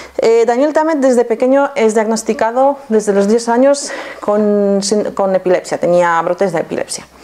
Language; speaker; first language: Spanish; non-native, fluent; Polish